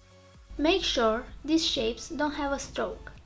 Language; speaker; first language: English; non-native, fluent; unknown